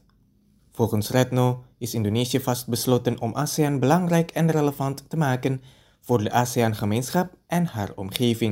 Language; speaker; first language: Dutch; non-native, fluent; Indonesian